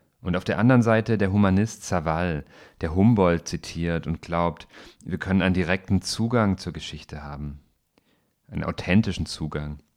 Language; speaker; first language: German; native; German